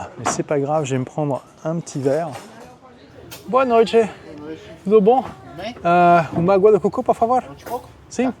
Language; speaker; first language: Portuguese; non-native, learner; French